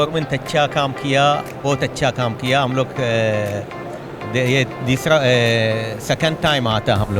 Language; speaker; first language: Hindi; non-native, learner; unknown